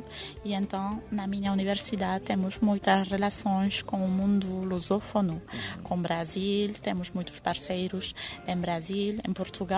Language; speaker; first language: Portuguese; non-native, fluent; French